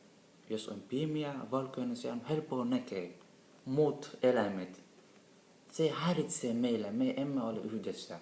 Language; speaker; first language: Finnish; non-native, learner; Somali